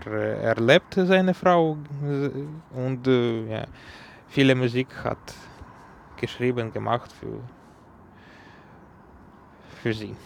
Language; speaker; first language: German; non-native, learner; Ukrainian